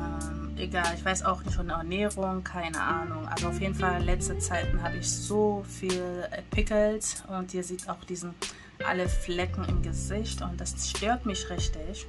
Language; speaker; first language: German; non-native, fluent; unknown